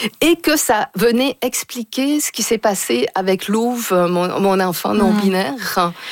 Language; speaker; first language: French; native; French